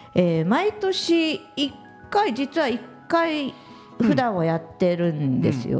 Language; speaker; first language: Japanese; native; Japanese